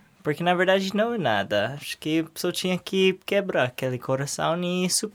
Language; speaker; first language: Portuguese; non-native, learner; English